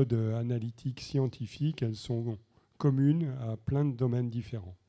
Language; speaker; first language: French; native; French